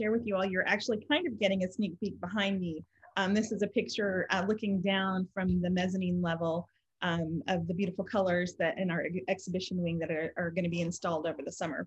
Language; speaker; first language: English; native; English